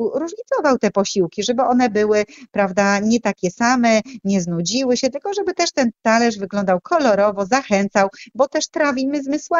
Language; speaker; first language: Polish; native; Polish